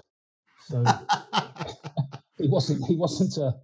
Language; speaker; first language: English; early bilingual, other home language; Ukrainian